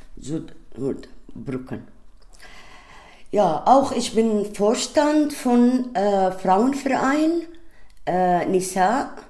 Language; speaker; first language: German; non-native, learner; Arabic